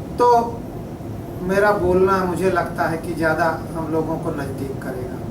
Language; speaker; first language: Hindi; native; Hindi